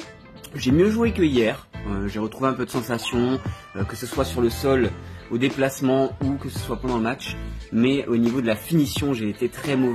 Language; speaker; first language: French; native; French